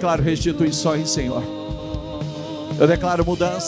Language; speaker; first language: Portuguese; native; Portuguese